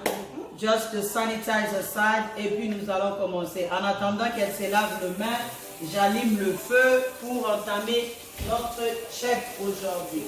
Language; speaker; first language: French; non-native, local second language; Lingala